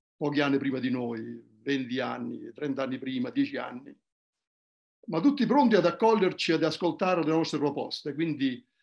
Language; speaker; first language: Italian; native; Italian